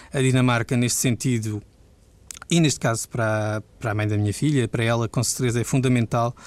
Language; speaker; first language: Portuguese; native; Portuguese